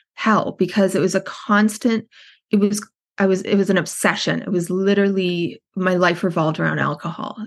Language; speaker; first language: English; native; English